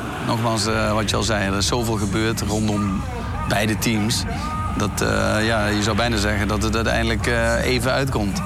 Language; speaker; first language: Dutch; native; Dutch